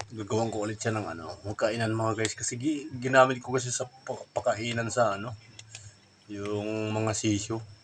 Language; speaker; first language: Filipino; non-native, local second language; Cebuano